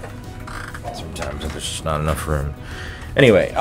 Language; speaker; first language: English; native; English